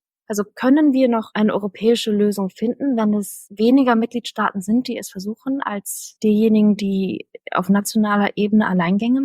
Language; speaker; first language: German; native; German